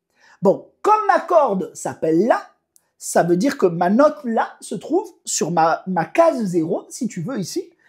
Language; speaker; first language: French; native; French